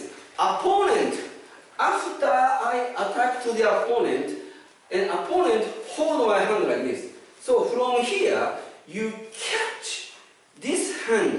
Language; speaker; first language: English; non-native, fluent; Japanese